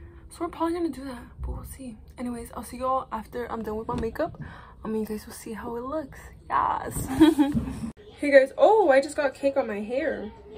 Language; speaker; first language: English; early bilingual, other home language; Spanish